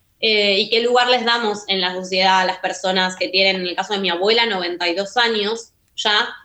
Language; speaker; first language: Spanish; native; Spanish